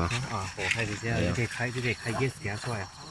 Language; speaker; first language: Chinese; native; Chinese